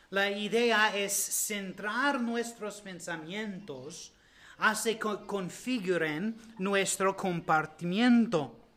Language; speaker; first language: Spanish; non-native, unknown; English